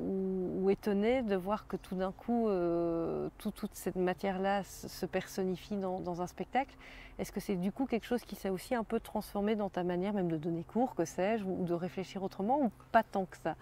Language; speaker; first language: French; native; French